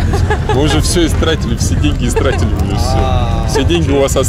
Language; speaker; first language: Russian; native; Russian